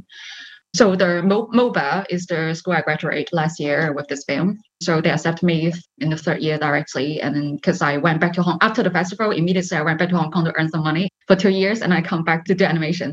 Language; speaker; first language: English; non-native, local second language; Cantonese